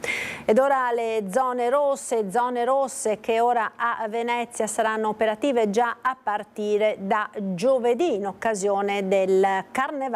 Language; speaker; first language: Italian; native; Italian